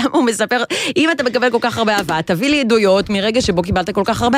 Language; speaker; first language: Hebrew; native; Hebrew